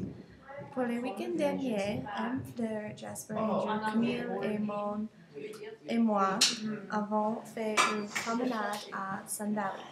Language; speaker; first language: French; non-native, learner; English